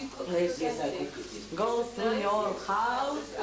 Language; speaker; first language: English; non-native, learner; Polish